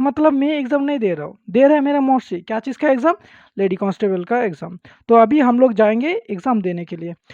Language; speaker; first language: Hindi; non-native, local second language; Bangla